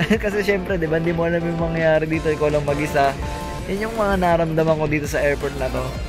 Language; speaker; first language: Filipino; native; Filipino